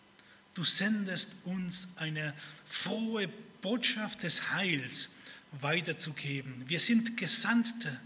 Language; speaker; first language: German; early bilingual, other home language; Spanish